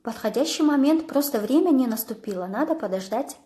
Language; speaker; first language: Russian; non-native, local second language; Kazakh